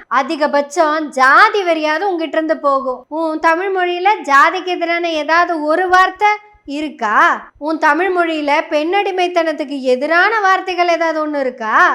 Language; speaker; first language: Tamil; non-native, local second language; Malayalam